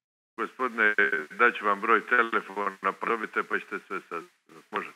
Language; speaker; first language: Croatian; native; Croatian